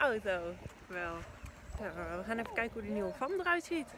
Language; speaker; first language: Dutch; native; Dutch